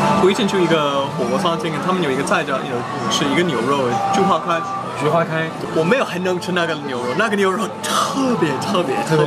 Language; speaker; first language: Chinese; non-native, fluent; English